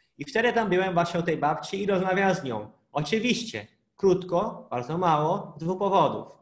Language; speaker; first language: Polish; non-native, fluent; Portuguese